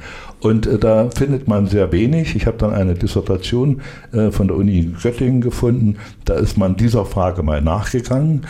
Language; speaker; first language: German; native; German